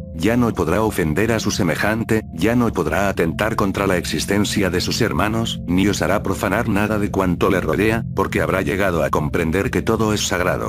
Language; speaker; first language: Spanish; native; Spanish